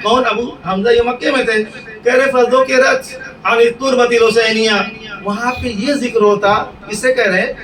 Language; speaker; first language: Urdu; native; Urdu